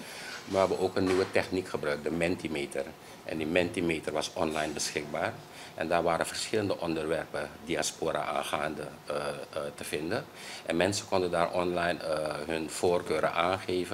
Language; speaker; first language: Dutch; native; Dutch